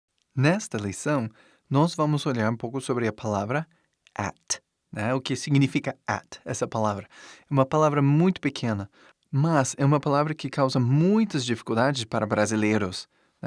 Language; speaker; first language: Portuguese; non-native, fluent; English